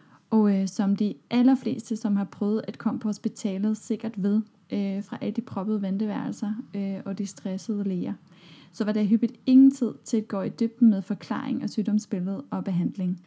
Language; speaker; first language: Danish; non-native, fluent; German